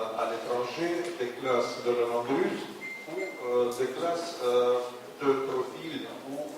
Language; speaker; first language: French; non-native, fluent; Russian